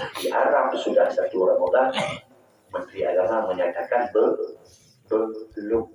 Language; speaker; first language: Malay; non-native, local second language; Achinese